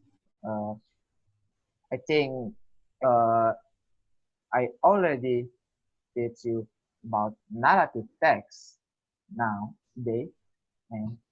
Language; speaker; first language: English; non-native, learner; Indonesian